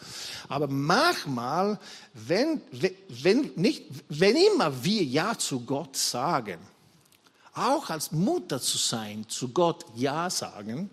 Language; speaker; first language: German; non-native, fluent; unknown